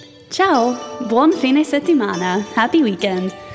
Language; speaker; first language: Italian; non-native, fluent; English